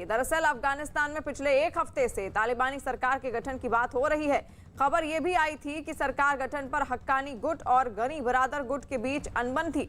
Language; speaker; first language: Hindi; native; Hindi